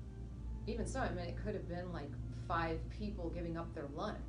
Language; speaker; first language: English; native; English